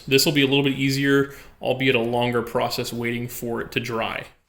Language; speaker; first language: English; native; English